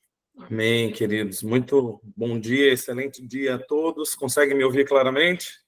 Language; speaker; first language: Portuguese; native; Portuguese